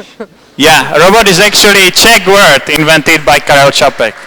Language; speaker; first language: English; non-native, fluent; Czech